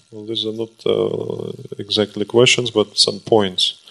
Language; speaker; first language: English; non-native, fluent; Russian